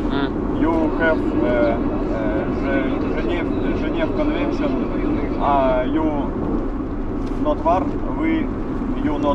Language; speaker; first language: English; non-native, learner; Russian